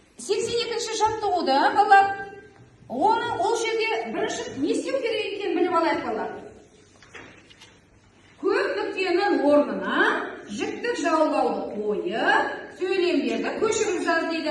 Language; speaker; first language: Kazakh; native; Kazakh